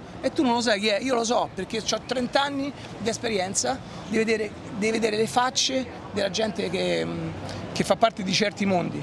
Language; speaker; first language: Italian; native; Italian